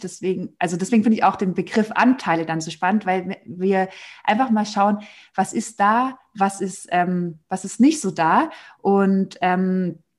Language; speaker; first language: German; native; German